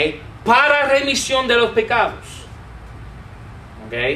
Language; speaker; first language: Spanish; non-native, fluent; English